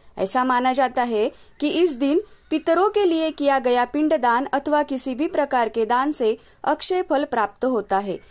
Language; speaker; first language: Hindi; non-native, local second language; Marathi